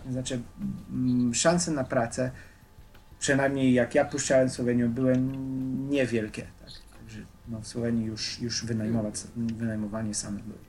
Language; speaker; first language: Polish; non-native, fluent; Slovenian